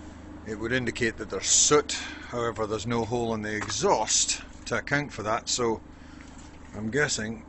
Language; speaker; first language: English; native; English